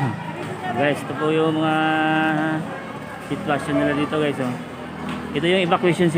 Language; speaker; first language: Filipino; native; Filipino